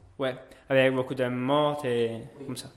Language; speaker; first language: French; non-native, learner; Spanish